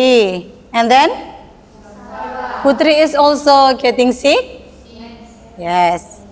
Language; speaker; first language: English; non-native, learner; Indonesian